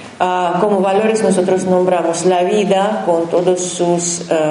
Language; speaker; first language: Spanish; non-native, learner; Russian